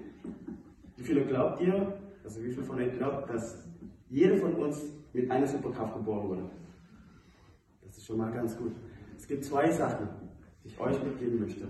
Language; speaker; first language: German; non-native, fluent; Indonesian